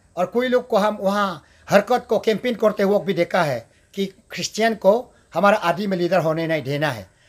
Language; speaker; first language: Hindi; non-native, local second language; Adi